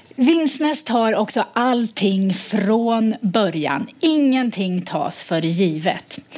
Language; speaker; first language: Swedish; native; Swedish